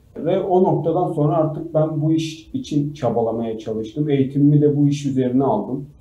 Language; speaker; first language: Turkish; native; Turkish